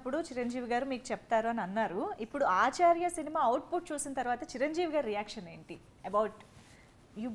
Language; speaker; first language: Telugu; native; Telugu